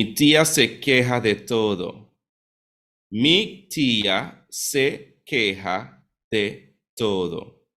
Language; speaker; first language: Spanish; non-native, fluent; English